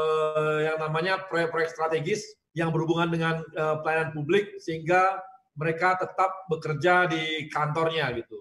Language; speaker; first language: Indonesian; native; Indonesian